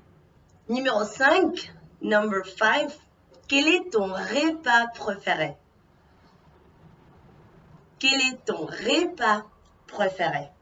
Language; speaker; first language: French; non-native, fluent; Spanish